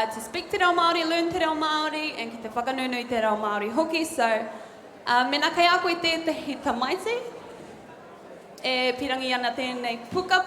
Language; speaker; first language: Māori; non-native, local second language; English